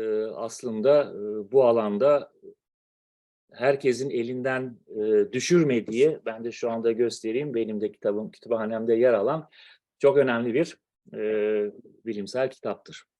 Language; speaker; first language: Turkish; native; Turkish